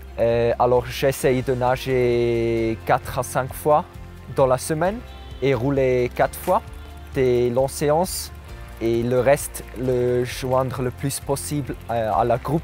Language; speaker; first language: French; non-native, local second language; German